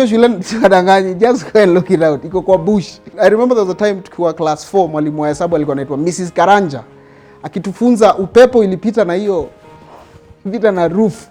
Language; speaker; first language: Swahili; native; Swahili